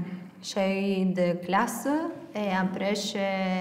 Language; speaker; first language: French; non-native, learner; Spanish